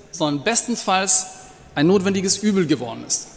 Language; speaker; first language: German; non-native, fluent; French